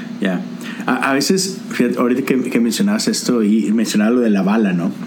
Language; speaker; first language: Spanish; native; Spanish